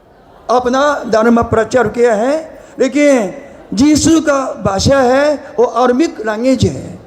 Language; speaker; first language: Hindi; non-native, learner; Japanese